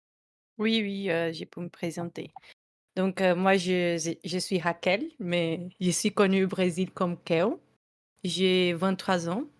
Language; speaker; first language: French; non-native, fluent; Portuguese